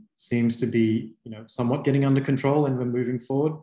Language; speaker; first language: English; native; English